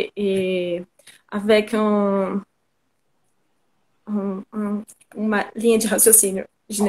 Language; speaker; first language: French; non-native, learner; Portuguese